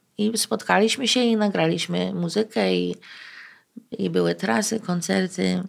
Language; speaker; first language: Polish; early bilingual, heritage; Polish